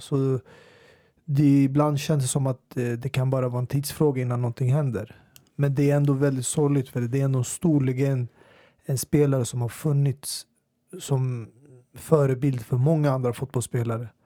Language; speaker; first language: Swedish; native; Swedish